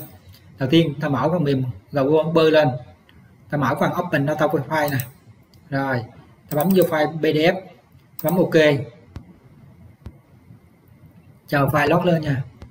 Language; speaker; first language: Vietnamese; native; Vietnamese